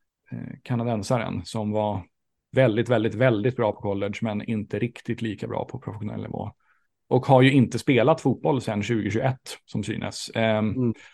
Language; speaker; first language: Swedish; native; Swedish